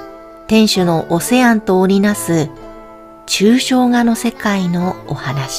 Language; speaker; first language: Japanese; native; Japanese